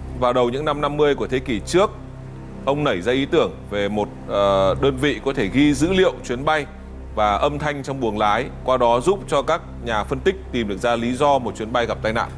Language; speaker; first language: Vietnamese; native; Vietnamese